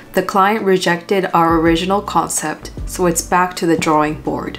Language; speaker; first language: English; early bilingual, other home language; Japanese